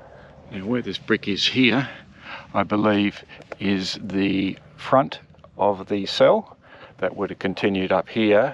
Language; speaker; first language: English; native; English